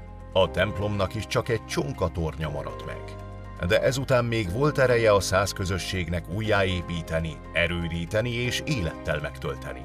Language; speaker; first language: Hungarian; native; Hungarian